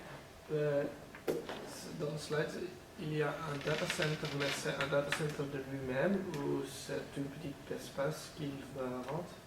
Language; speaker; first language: French; non-native, learner; Dutch